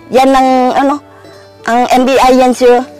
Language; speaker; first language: Filipino; non-native, learner; Vietnamese